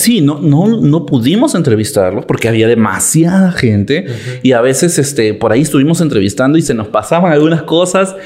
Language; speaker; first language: Spanish; native; Spanish